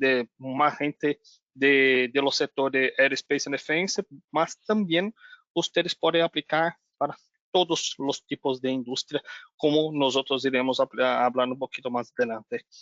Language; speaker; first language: Spanish; non-native, learner; Portuguese